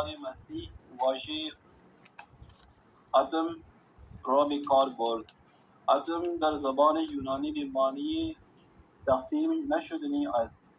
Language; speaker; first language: Persian; non-native, learner; Urdu